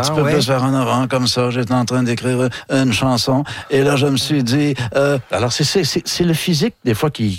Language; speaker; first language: French; native; French